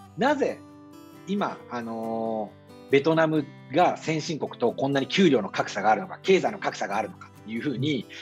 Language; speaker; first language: Japanese; native; Japanese